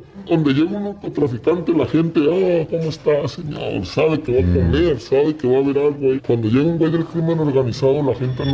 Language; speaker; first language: Spanish; native; Spanish